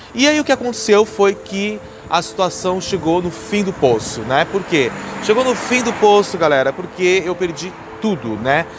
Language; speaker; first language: Portuguese; native; Portuguese